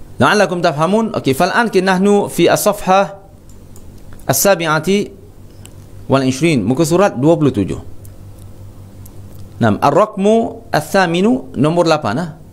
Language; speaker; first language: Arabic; non-native, fluent; Malay